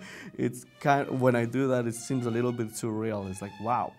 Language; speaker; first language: English; non-native, fluent; Spanish